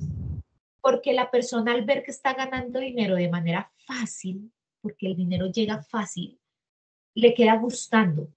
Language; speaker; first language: Spanish; native; Spanish